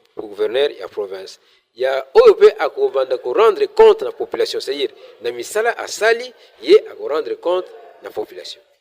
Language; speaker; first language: Lingala; native; Lingala